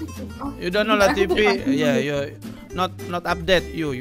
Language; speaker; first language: English; non-native, learner; Indonesian